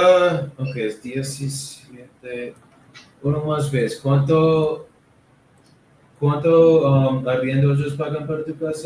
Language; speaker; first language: Spanish; non-native, learner; English